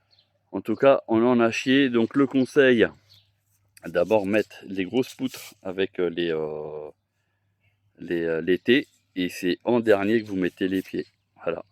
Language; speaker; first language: French; native; French